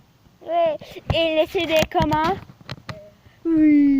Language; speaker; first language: French; native; French